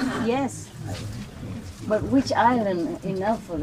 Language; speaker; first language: English; non-native, fluent; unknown